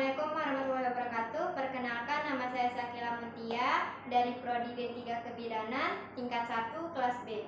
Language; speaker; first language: Indonesian; native; Indonesian